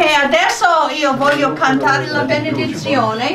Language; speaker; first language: Italian; non-native, fluent; English